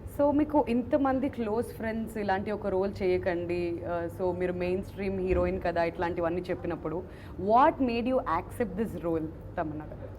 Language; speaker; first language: Telugu; native; Telugu